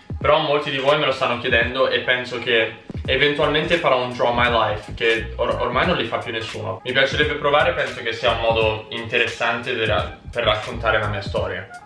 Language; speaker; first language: Italian; early bilingual, heritage; Italian